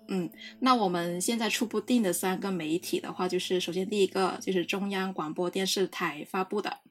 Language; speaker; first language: Chinese; non-native, local second language; Cantonese